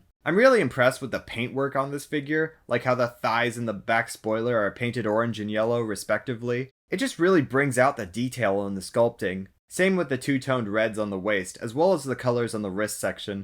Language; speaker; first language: English; native; English